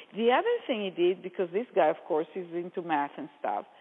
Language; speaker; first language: English; non-native, fluent; Hebrew